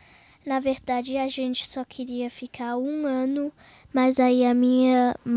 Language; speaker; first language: Portuguese; early bilingual, heritage; Portuguese